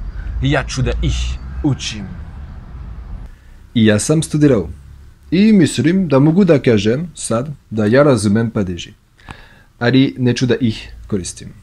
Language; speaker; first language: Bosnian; non-native, learner; French